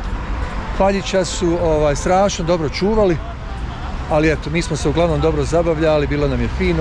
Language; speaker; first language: Croatian; native; Croatian